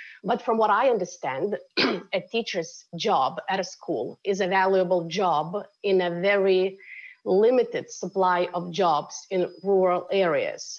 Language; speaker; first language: English; non-native, fluent; Lithuanian